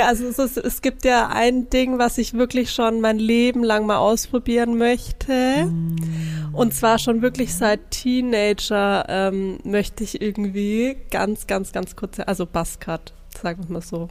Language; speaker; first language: German; native; German